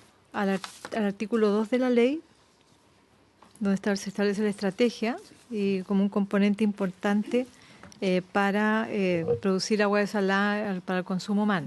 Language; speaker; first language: Spanish; native; Spanish